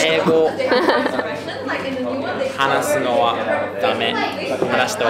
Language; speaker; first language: Japanese; non-native, learner; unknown